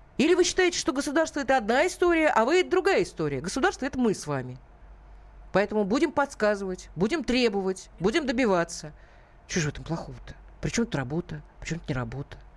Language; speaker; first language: Russian; native; Russian